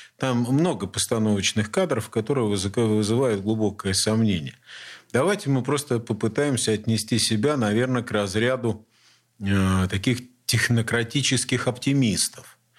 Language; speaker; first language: Russian; native; Russian